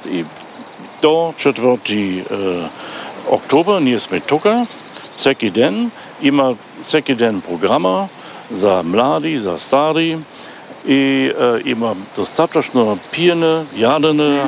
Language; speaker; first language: Bulgarian; non-native, learner; German